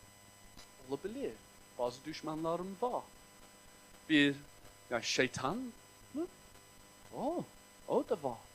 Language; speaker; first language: Turkish; non-native, fluent; English